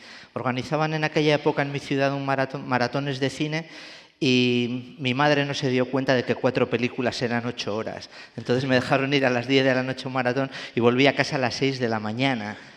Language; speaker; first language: Spanish; native; Spanish